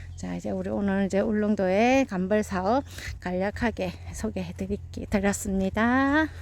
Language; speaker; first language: Korean; native; Korean